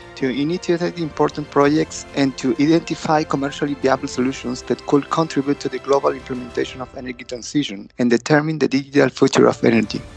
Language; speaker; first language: English; non-native, fluent; Spanish